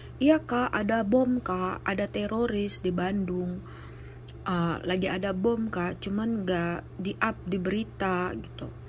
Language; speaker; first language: Indonesian; native; Indonesian